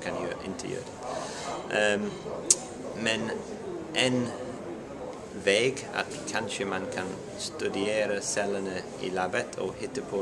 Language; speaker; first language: Swedish; non-native, learner; English